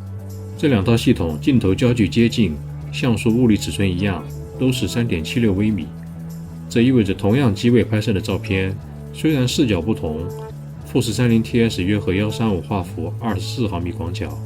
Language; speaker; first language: Chinese; native; Chinese